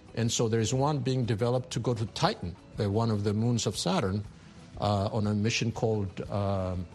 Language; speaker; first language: English; non-native, fluent; Amharic